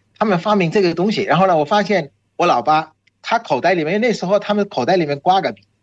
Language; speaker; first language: Chinese; non-native, fluent; Bangla